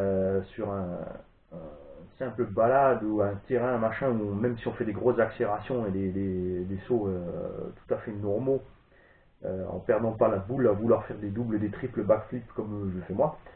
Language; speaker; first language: French; native; French